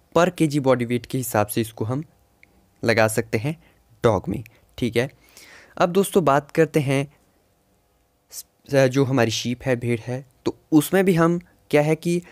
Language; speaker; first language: Hindi; native; Hindi